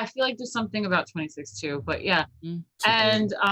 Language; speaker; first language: English; native; English